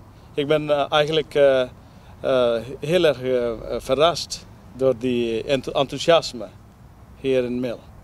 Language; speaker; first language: Dutch; non-native, learner; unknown